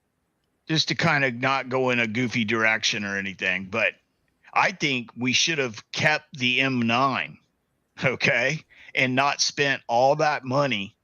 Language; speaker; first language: English; native; English